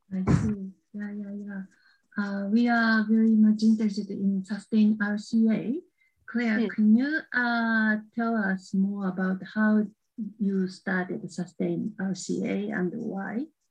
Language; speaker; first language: English; non-native, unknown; Japanese